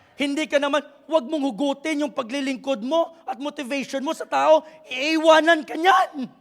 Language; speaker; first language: Filipino; native; Filipino